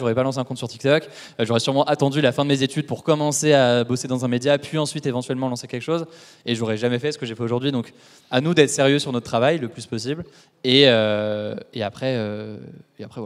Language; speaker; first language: French; native; French